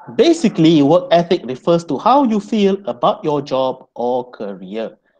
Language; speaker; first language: English; non-native, local second language; Malay